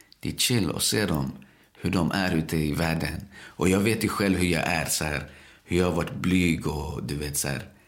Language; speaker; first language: Swedish; early bilingual, other home language; Spanish